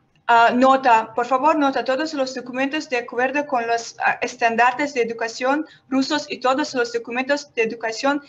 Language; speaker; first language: Spanish; non-native, learner; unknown